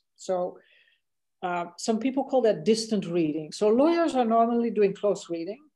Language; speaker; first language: English; non-native, fluent; Dutch